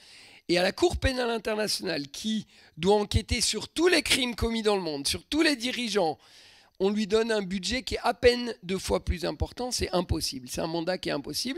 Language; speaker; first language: French; native; French